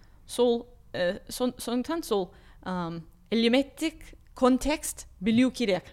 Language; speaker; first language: Kazakh; non-native, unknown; English